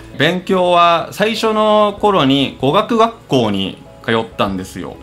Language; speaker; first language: Japanese; native; Japanese